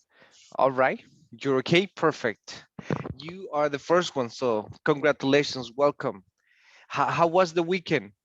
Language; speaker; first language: English; non-native, fluent; Spanish